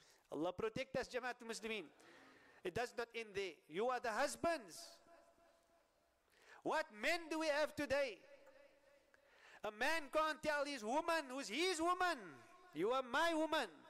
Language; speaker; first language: English; native; English